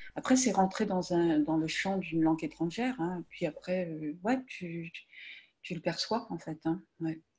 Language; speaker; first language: French; native; French